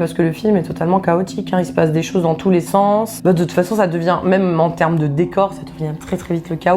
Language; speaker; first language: French; native; French